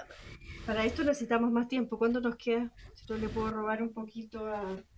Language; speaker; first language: Spanish; native; Spanish